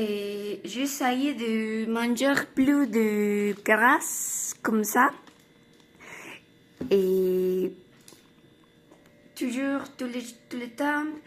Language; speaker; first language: French; non-native, learner; Spanish